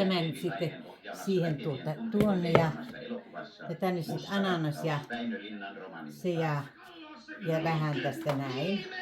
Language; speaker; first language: Finnish; native; Finnish